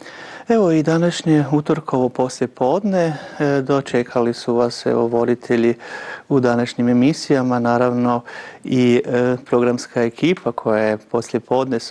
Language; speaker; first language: Croatian; native; Croatian